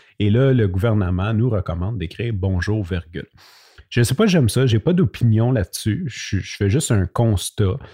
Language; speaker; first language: French; native; French